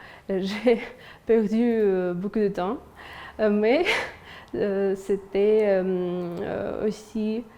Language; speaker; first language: French; non-native, fluent; Russian